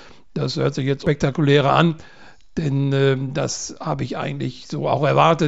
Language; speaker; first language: German; native; German